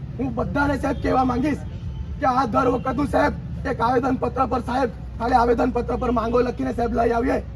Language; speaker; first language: Gujarati; non-native, local second language; Kukna